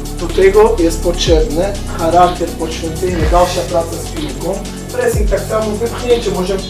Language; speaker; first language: Polish; non-native, fluent; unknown